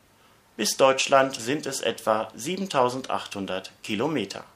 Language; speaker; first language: German; native; German